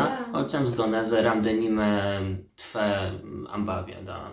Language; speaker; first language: Georgian; non-native, learner; Polish